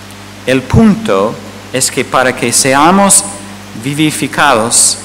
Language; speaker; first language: Spanish; non-native, fluent; English